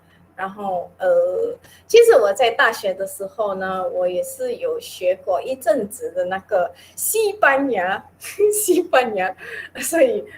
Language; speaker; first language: Chinese; non-native, local second language; Min Nan Chinese